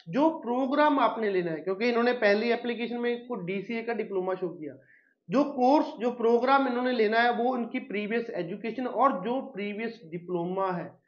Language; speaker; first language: Hindi; non-native, local second language; Punjabi